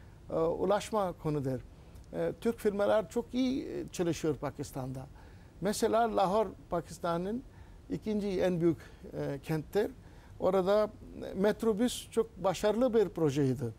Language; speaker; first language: Turkish; non-native, learner; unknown